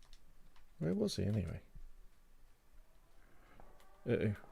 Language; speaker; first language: English; native; English